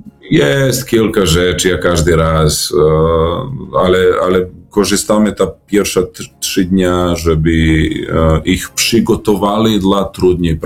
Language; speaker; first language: Polish; non-native, learner; Serbian